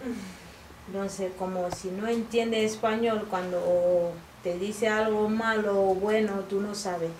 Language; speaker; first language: Spanish; non-native, fluent; Bambara